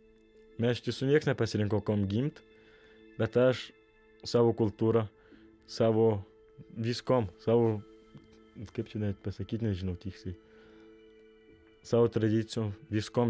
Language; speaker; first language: Lithuanian; non-native, local second language; Romany